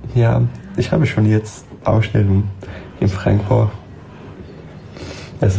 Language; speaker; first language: German; non-native, learner; Persian